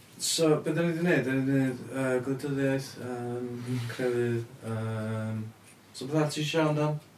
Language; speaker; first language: Welsh; early bilingual, heritage; Welsh